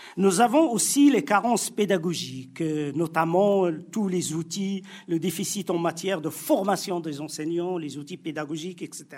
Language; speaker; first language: French; non-native, local second language; Arabic